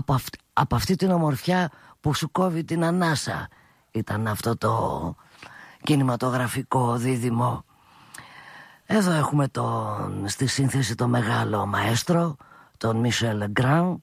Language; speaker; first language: Greek; native; Greek